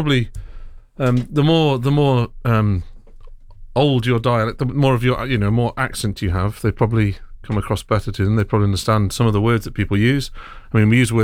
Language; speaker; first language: English; native; English